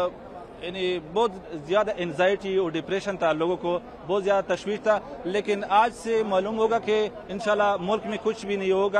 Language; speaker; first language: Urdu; non-native, learner; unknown